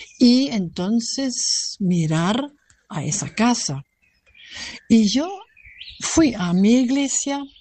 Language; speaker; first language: Spanish; non-native, fluent; German